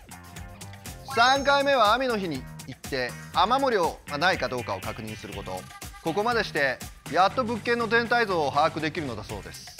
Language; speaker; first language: Japanese; native; Japanese